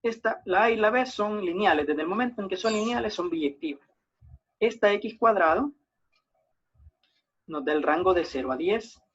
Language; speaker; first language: Spanish; native; Spanish